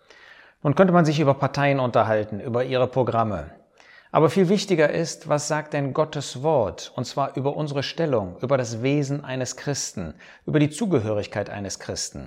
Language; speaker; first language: German; native; German